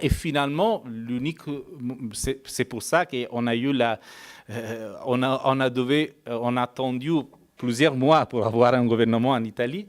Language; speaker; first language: French; non-native, fluent; Italian